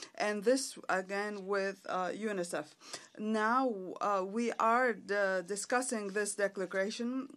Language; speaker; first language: English; non-native, fluent; Arabic